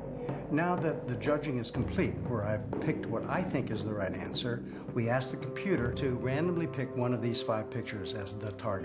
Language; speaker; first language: English; native; English